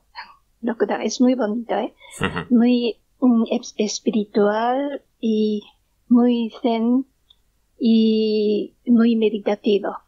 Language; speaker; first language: Spanish; non-native, learner; Japanese